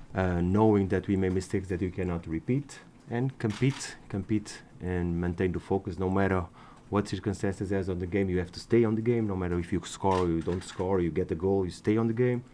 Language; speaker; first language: English; non-native, fluent; Portuguese